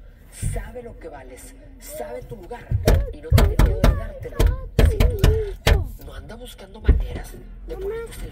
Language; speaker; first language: Spanish; native; Spanish